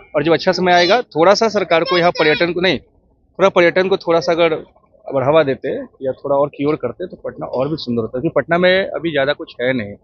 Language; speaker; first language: Hindi; native; Hindi